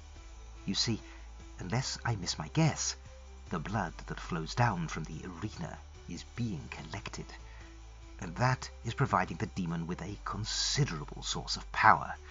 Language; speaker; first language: English; native; English